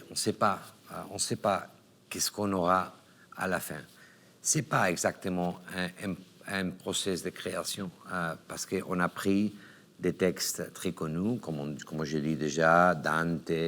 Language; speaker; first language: French; non-native, learner; Catalan